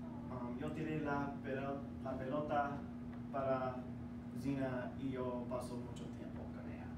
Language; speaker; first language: Spanish; non-native, learner; English